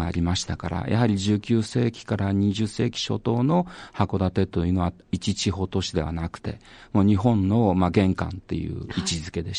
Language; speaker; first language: Japanese; native; Japanese